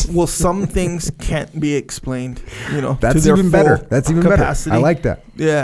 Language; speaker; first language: English; native; English